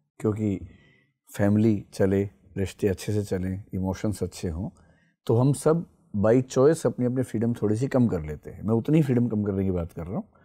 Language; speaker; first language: Hindi; native; Hindi